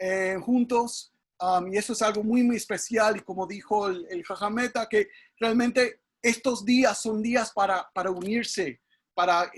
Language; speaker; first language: Spanish; early bilingual, heritage; English